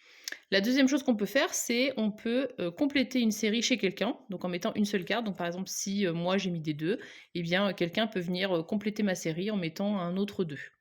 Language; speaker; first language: French; native; French